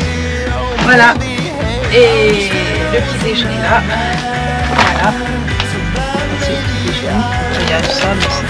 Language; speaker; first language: French; native; French